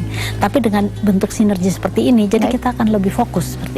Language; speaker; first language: Indonesian; native; Indonesian